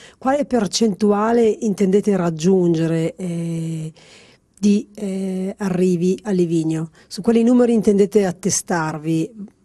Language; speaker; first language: Italian; native; Italian